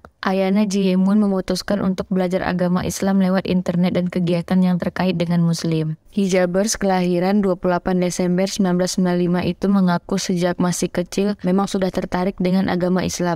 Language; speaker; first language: Indonesian; native; Indonesian